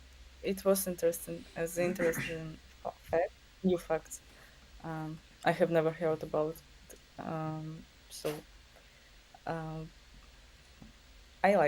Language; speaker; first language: English; non-native, learner; Russian